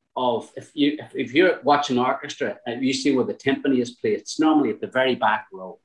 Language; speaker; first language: English; native; English